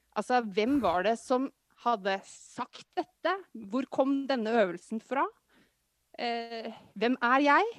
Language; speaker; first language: Norwegian; native; Norwegian